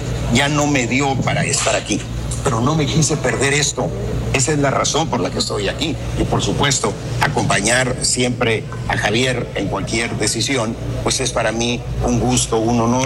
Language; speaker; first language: Spanish; native; Spanish